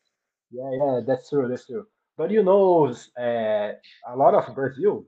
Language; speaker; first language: English; non-native, learner; Portuguese